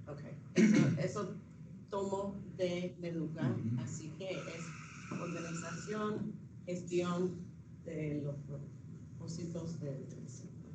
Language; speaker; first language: Spanish; non-native, fluent; English